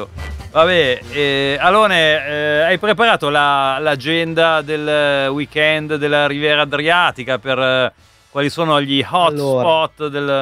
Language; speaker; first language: Italian; native; Italian